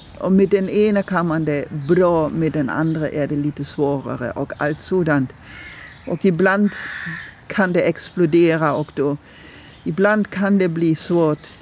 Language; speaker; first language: Swedish; non-native, fluent; German